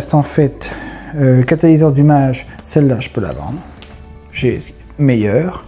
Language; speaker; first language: French; native; French